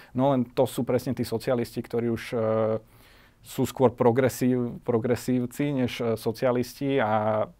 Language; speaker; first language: Slovak; native; Slovak